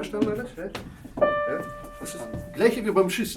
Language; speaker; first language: German; non-native, fluent; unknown